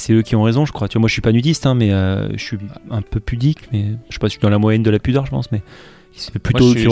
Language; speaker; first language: French; native; French